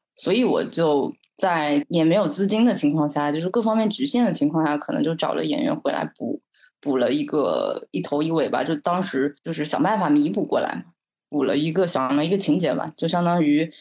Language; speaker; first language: Chinese; native; Chinese